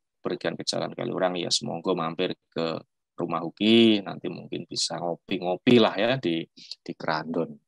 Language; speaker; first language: Indonesian; non-native, local second language; Javanese